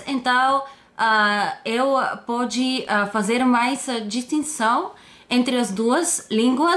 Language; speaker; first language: Portuguese; non-native, fluent; Bulgarian